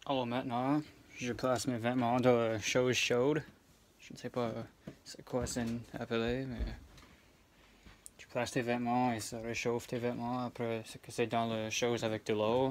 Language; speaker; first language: French; non-native, learner; English